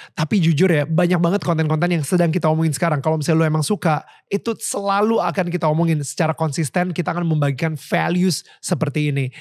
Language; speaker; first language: Indonesian; native; Indonesian